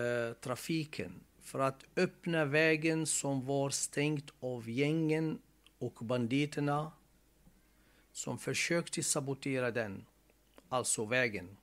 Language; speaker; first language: Swedish; non-native, fluent; Arabic